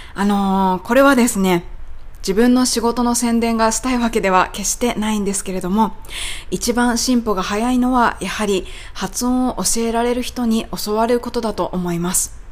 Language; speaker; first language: Japanese; native; Japanese